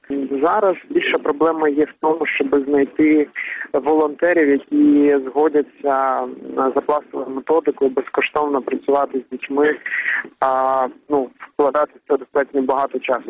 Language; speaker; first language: Ukrainian; native; Ukrainian